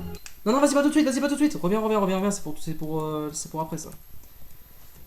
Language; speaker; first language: French; native; French